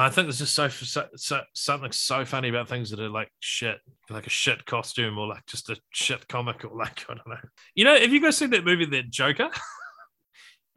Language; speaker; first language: English; native; English